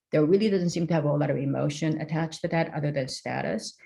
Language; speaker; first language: English; early bilingual, other home language; Korean